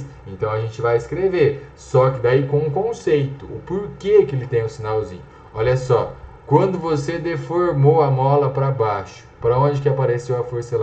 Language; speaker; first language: Portuguese; native; Portuguese